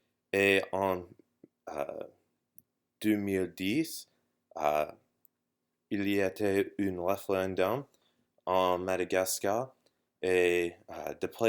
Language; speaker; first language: French; non-native, learner; English